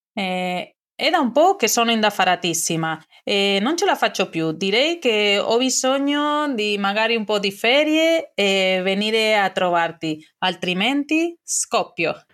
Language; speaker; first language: Italian; non-native, fluent; Spanish